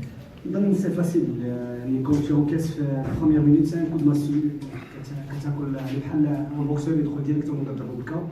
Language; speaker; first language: French; non-native, local second language; Arabic